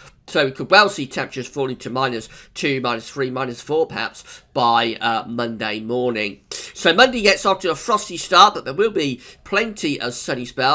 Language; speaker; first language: English; native; English